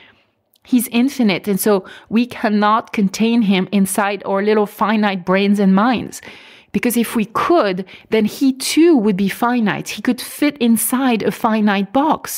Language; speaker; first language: English; non-native, fluent; French